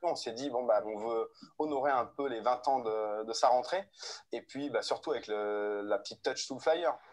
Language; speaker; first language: French; native; French